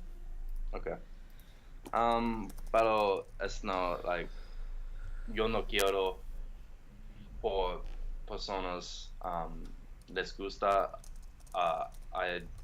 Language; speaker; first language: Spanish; non-native, learner; English